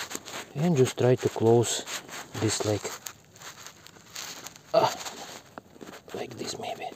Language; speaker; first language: English; non-native, learner; Russian